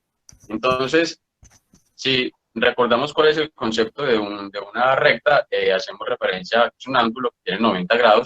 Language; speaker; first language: Spanish; native; Spanish